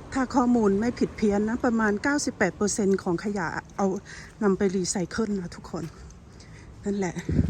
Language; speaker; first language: Thai; native; Thai